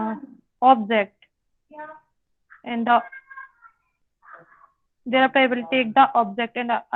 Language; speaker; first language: English; non-native, learner; Hindi